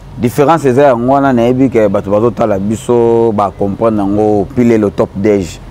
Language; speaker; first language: Lingala; native; Lingala